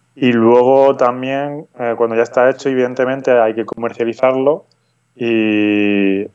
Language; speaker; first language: Spanish; native; Spanish